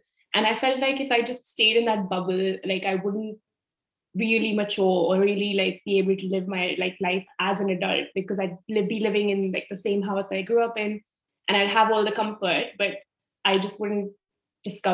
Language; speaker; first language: English; non-native, local second language; Hindi